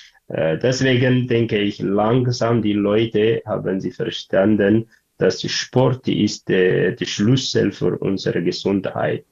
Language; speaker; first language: German; non-native, learner; Tigrinya